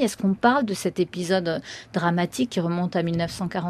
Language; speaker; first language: French; native; French